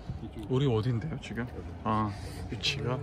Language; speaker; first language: Korean; non-native, learner; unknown